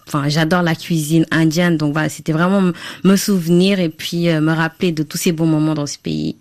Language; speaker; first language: French; non-native, local second language; Wolof